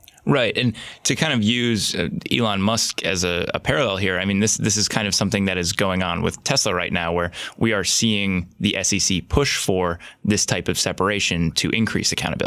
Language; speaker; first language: English; native; English